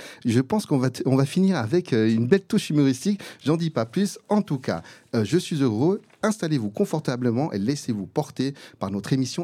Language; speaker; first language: French; native; French